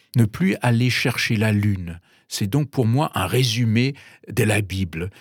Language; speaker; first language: French; non-native, fluent; German